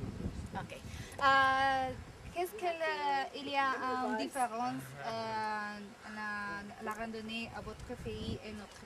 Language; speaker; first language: French; non-native, learner; Spanish